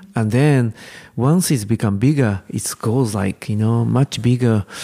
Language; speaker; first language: English; non-native, learner; Japanese